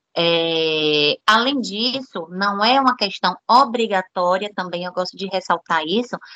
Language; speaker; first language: Portuguese; native; Portuguese